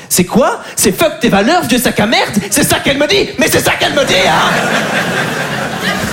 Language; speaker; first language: French; native; French